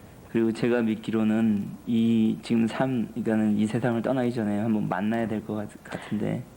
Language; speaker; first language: Korean; native; Korean